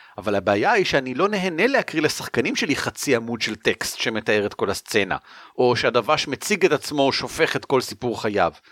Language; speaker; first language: Hebrew; native; Hebrew